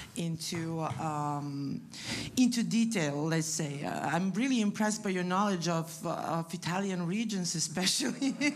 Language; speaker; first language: English; non-native, fluent; Italian